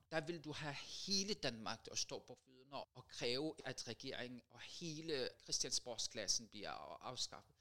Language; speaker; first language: Danish; non-native, fluent; Arabic